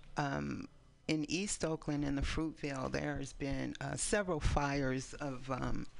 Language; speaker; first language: English; native; English